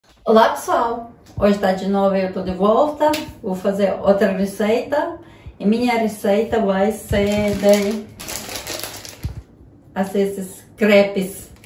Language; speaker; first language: Portuguese; non-native, fluent; Ukrainian